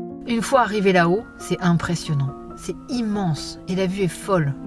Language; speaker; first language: French; native; French